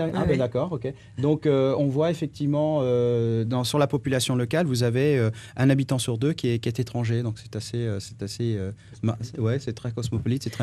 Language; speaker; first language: French; native; French